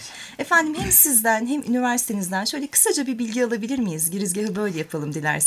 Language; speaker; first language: Turkish; native; Turkish